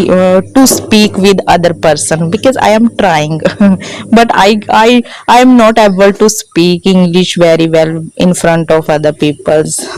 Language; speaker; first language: English; non-native, learner; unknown